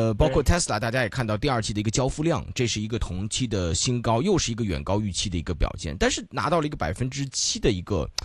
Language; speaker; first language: Chinese; non-native, local second language; Cantonese